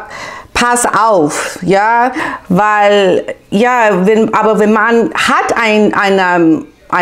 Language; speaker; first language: German; non-native, learner; English